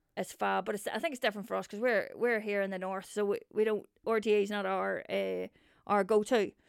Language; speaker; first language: English; native; English